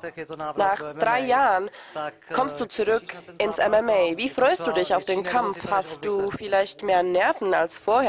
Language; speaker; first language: German; non-native, fluent; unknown